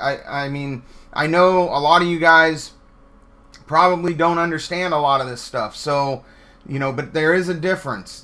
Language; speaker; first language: English; native; English